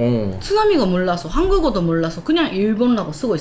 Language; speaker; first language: Korean; non-native, learner; Japanese